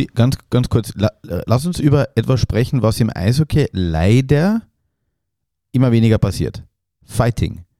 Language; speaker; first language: German; native; German